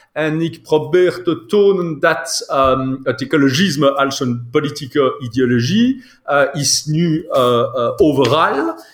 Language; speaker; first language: Dutch; non-native, local second language; French